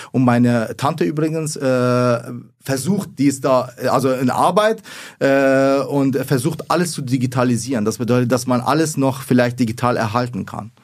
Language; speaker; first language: German; early bilingual, other home language; Arabic